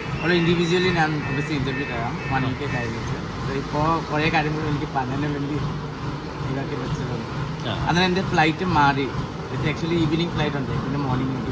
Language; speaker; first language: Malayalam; non-native, fluent; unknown